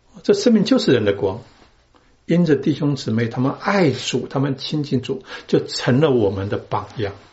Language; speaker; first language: Chinese; native; Chinese